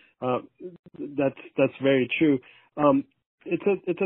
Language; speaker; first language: English; early bilingual, other home language; Persian